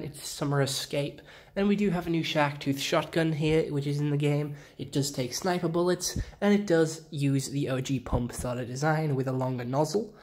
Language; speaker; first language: English; native; English